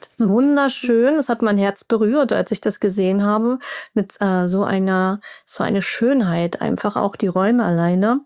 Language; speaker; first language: German; native; German